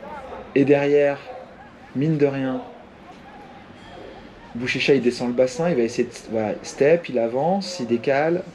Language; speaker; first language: French; native; French